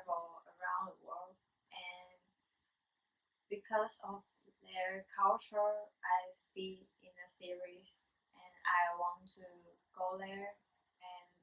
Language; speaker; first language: English; non-native, learner; Chinese